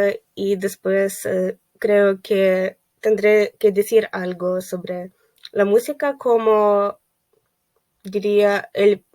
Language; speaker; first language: Spanish; non-native, fluent; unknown